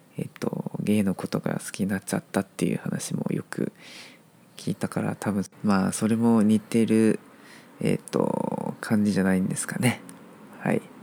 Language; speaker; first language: Japanese; non-native, fluent; Chinese